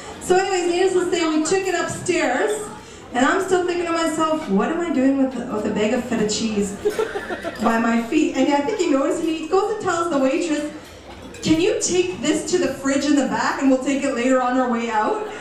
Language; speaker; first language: English; early bilingual, other home language; Greek